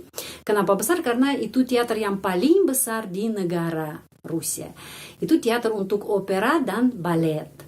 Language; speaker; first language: Indonesian; non-native, fluent; Russian